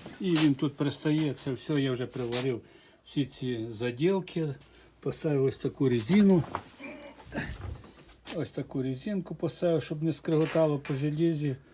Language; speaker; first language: Ukrainian; native; Ukrainian